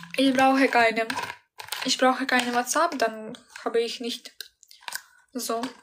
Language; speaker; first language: German; non-native, learner; Ukrainian